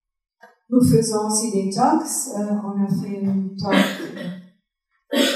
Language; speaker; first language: French; non-native, fluent; German